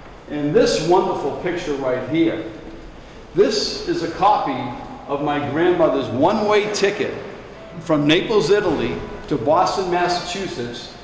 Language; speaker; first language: English; native; English